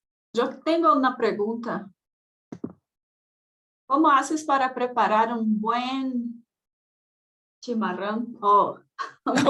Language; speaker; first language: Spanish; non-native, fluent; Portuguese